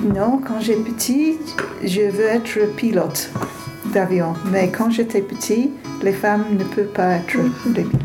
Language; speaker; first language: French; non-native, learner; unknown